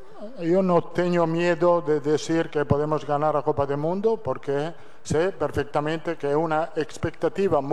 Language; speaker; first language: Portuguese; non-native, fluent; Italian